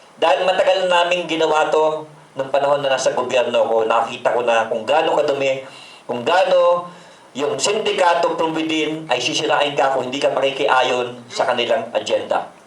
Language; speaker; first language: Filipino; native; Filipino